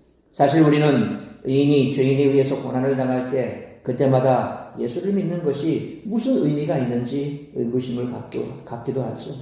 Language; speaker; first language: Korean; native; Korean